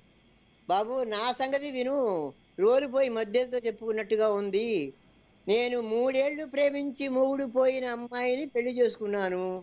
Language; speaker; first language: Telugu; native; Telugu